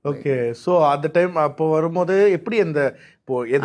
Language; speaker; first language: Tamil; native; Tamil